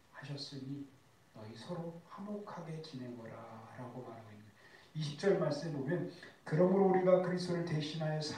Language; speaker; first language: Korean; native; Korean